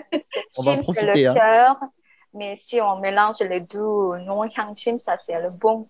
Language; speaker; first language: French; non-native, learner; Korean